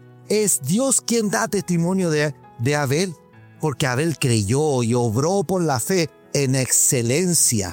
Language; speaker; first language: Spanish; native; Spanish